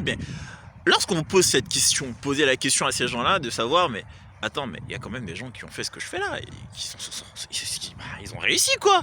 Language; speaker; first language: French; native; French